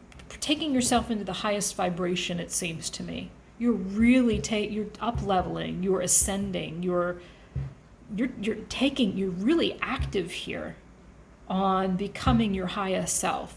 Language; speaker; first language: English; native; English